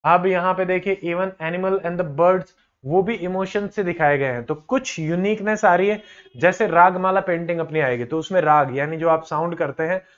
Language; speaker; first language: Hindi; native; Hindi